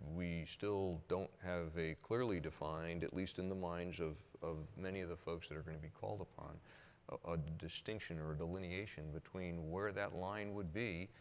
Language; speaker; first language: English; native; English